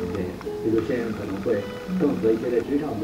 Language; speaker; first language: Chinese; native; Chinese